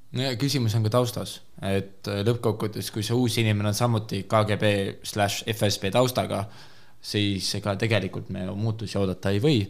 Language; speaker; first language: Estonian; native; Estonian